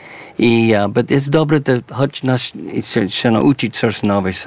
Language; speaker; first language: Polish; early bilingual, heritage; English